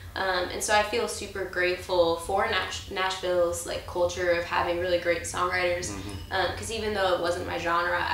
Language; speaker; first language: English; native; English